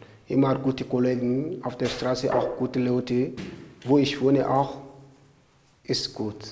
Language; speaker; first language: German; non-native, learner; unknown